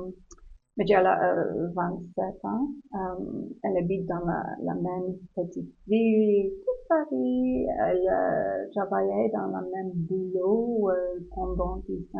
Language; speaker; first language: French; non-native, learner; English